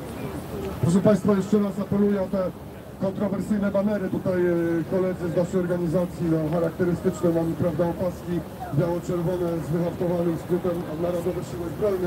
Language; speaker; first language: Polish; native; Polish